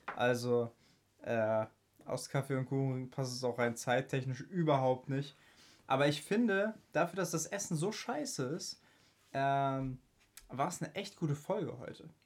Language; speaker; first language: German; native; German